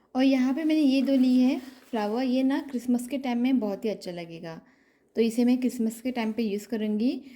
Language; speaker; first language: Hindi; non-native, local second language; Konkani